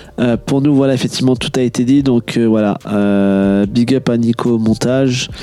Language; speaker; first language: French; native; French